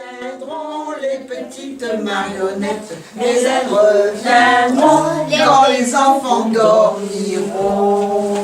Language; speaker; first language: French; native; French